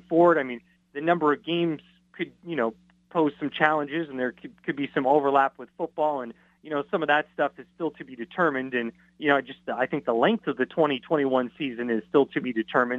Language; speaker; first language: English; native; English